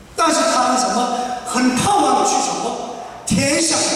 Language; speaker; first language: Chinese; non-native, fluent; Korean